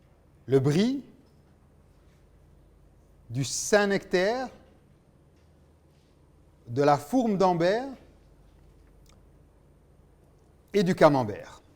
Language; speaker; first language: French; native; French